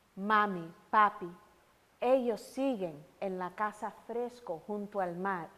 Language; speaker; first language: Spanish; early bilingual, heritage; Spanish